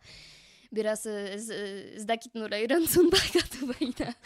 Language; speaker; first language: Basque; non-native, learner; French